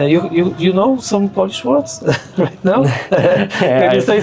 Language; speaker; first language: English; non-native, learner; Polish